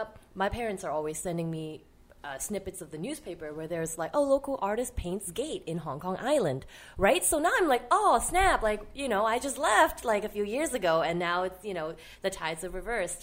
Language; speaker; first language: English; non-native, local second language; Cantonese